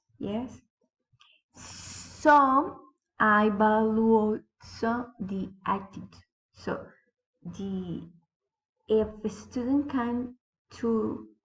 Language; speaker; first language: English; non-native, learner; Spanish